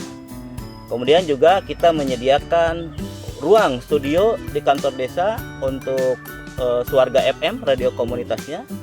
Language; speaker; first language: Indonesian; non-native, local second language; Sundanese